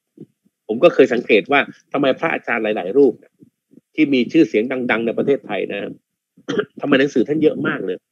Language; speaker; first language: Thai; native; Thai